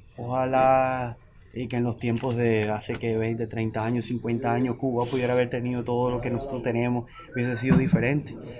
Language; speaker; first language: Spanish; native; Spanish